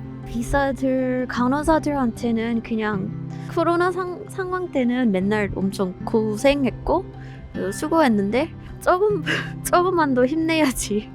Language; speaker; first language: Korean; non-native, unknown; English